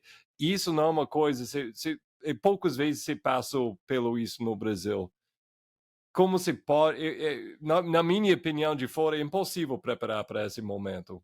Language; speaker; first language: Portuguese; non-native, fluent; English